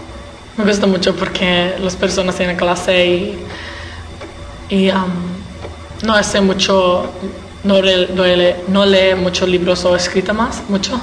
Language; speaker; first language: Spanish; early bilingual, heritage; English